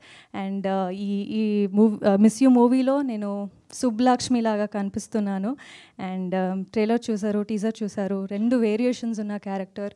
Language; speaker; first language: Telugu; non-native, learner; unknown